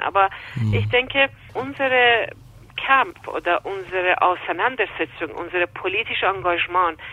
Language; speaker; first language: German; non-native, fluent; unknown